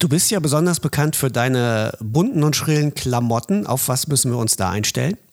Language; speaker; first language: German; native; German